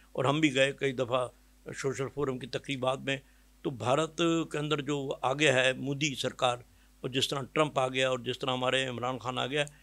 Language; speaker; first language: Urdu; native; Urdu